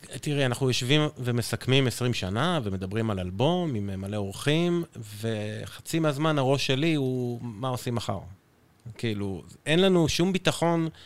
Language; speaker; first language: Hebrew; native; Hebrew